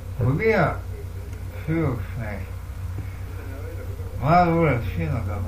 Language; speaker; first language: Estonian; non-native, local second language; Russian